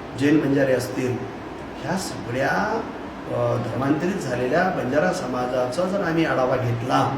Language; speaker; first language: Marathi; non-native, local second language; Lambadi